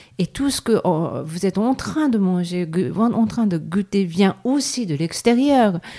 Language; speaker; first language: French; non-native, fluent; Japanese